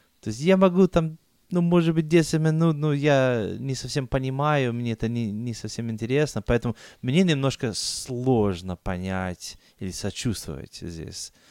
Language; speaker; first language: Russian; non-native, fluent; English